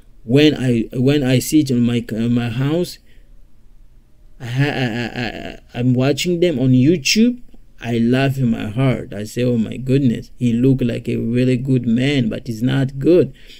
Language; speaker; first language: English; non-native, fluent; Lingala